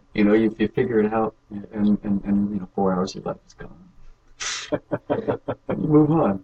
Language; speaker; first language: English; native; English